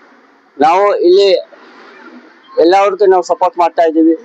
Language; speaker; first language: Kannada; non-native, local second language; Odia